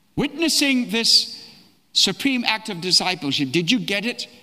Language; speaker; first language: English; native; English